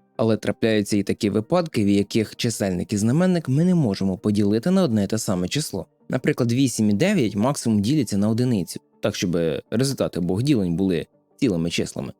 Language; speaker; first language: Ukrainian; native; Ukrainian